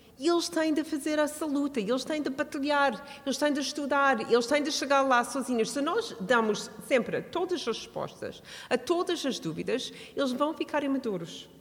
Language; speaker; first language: Portuguese; non-native, fluent; English